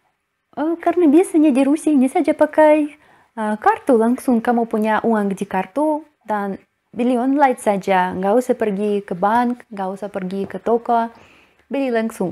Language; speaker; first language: Indonesian; non-native, learner; Russian